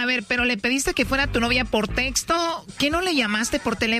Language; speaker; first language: Spanish; native; Spanish